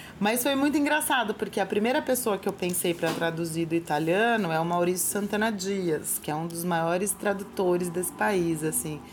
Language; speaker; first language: Portuguese; native; Portuguese